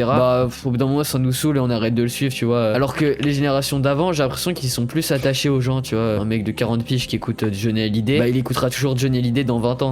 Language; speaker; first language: French; native; French